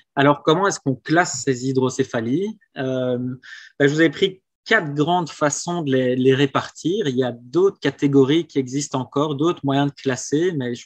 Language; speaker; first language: French; native; French